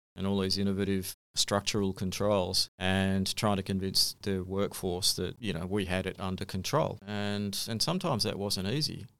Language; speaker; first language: English; native; English